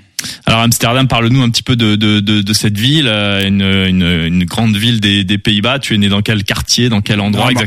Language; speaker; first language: French; native; French